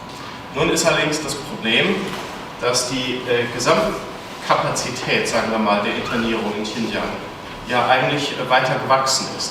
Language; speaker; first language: German; native; German